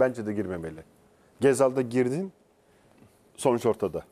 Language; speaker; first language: Turkish; native; Turkish